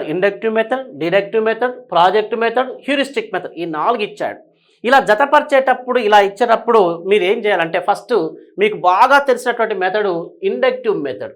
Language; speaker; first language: Telugu; native; Telugu